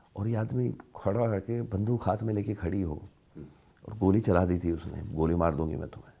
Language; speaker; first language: Hindi; native; Hindi